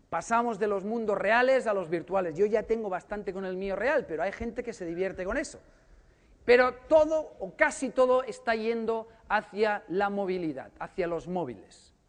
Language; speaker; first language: Spanish; native; Spanish